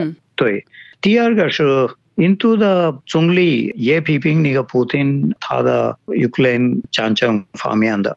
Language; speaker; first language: Chinese; non-native, fluent; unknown